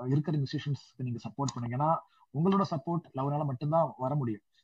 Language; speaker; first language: Tamil; non-native, local second language; Malayalam